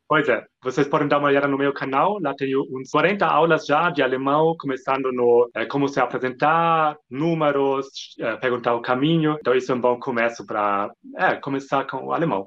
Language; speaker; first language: Portuguese; non-native, fluent; German